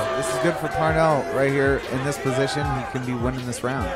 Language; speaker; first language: English; native; English